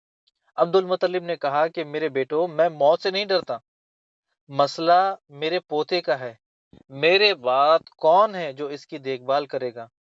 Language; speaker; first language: Urdu; native; Urdu